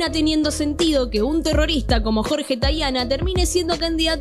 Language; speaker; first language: Spanish; native; Spanish